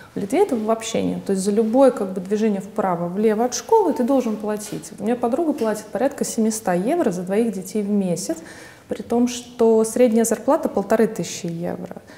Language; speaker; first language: Russian; native; Russian